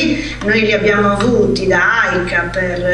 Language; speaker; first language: Italian; native; Italian